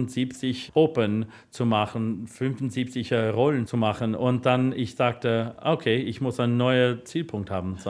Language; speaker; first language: German; non-native, fluent; English